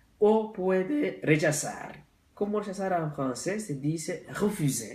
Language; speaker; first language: Spanish; non-native, fluent; French